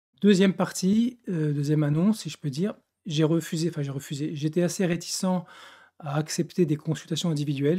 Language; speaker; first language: French; native; French